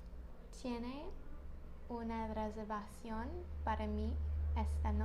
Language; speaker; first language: Spanish; non-native, learner; English